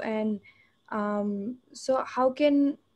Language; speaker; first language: English; non-native, fluent; Nepali